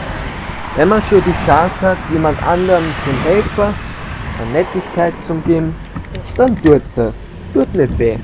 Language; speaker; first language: German; native; German